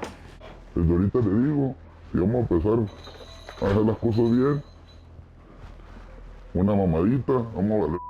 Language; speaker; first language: Spanish; native; Spanish